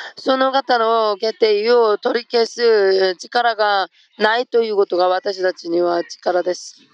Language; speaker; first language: Japanese; non-native, fluent; Korean